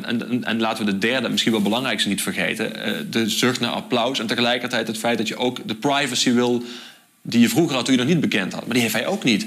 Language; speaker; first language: Dutch; native; Dutch